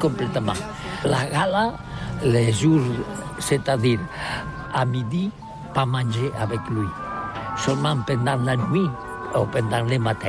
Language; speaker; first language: French; non-native, learner; Catalan